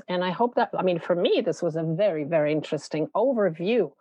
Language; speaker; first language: English; non-native, fluent; Polish